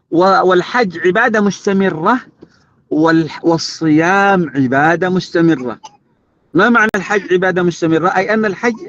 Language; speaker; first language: Arabic; native; Arabic